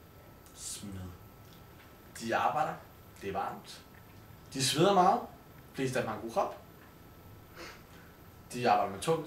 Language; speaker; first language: Danish; early bilingual, other home language; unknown